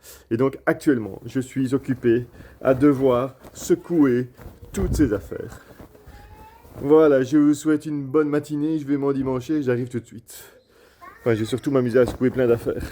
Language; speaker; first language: French; native; French